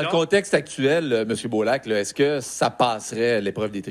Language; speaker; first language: French; native; French